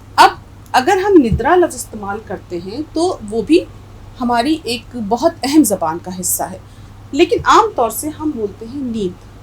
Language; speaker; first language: Urdu; native; Urdu